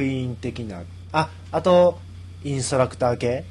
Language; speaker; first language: Japanese; native; Japanese